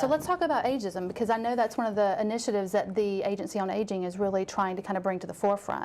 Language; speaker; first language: English; native; English